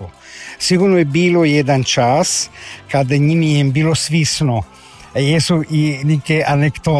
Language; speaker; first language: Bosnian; early bilingual, heritage; Croatian